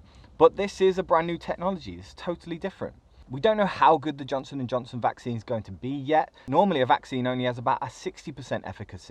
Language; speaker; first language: English; native; English